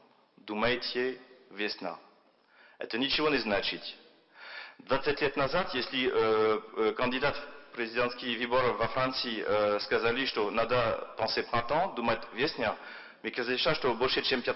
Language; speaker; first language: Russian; non-native, fluent; French